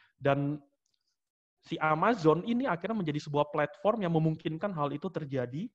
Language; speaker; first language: Indonesian; native; Indonesian